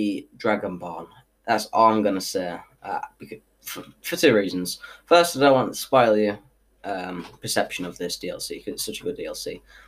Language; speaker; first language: English; native; English